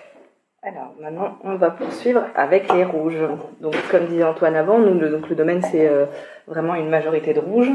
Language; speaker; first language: French; native; French